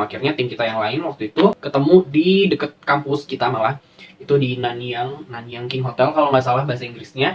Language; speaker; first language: Indonesian; native; Indonesian